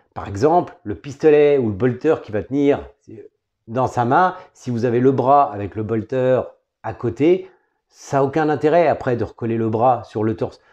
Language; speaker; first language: French; native; French